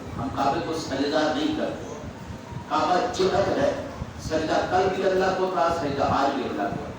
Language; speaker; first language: Urdu; non-native, local second language; Punjabi